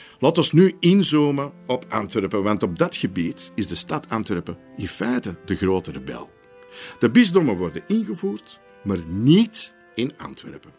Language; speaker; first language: Dutch; native; Dutch